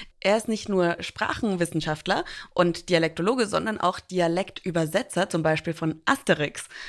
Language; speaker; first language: German; native; German